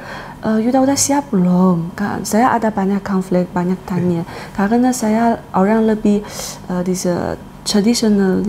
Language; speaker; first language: Indonesian; non-native, learner; Chinese